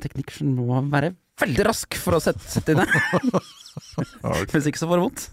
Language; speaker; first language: Norwegian; native; Norwegian